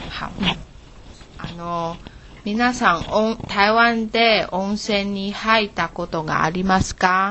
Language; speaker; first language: Japanese; non-native, learner; Chinese